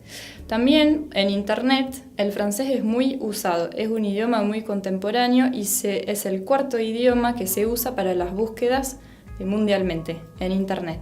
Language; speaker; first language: Spanish; non-native, fluent; French